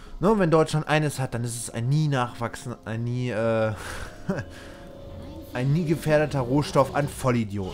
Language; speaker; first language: German; native; German